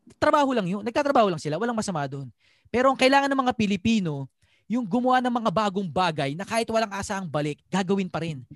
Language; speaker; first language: Filipino; native; Filipino